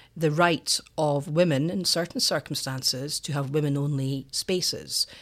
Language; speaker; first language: English; native; English